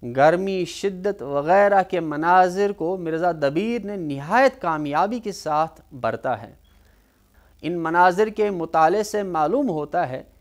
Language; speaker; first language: Urdu; non-native, local second language; Kashmiri